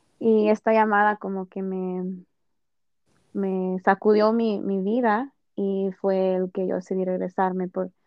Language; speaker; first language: Spanish; early bilingual, heritage; Spanish